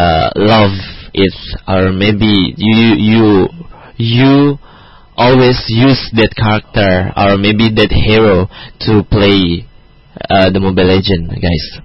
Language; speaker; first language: English; non-native, learner; Indonesian